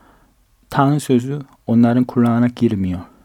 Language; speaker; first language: Turkish; non-native, fluent; Korean